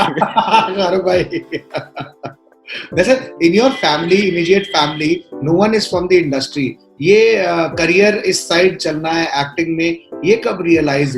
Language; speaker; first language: Hindi; native; Hindi